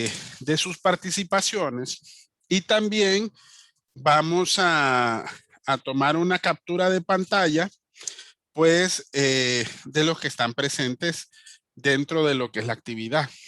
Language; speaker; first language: Spanish; native; Spanish